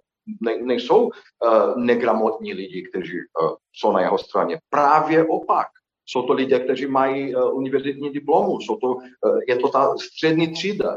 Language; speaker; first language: Czech; non-native, fluent; Portuguese